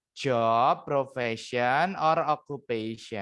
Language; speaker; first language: English; non-native, local second language; Indonesian